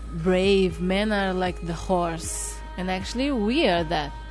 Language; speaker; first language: English; non-native, fluent; Portuguese